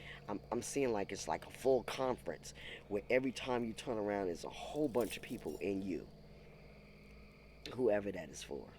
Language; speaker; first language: English; native; English